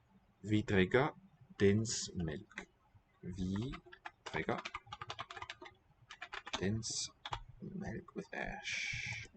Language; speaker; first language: Danish; non-native, learner; English